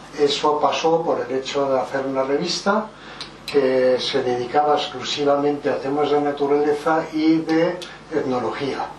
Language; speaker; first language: Spanish; early bilingual, other home language; French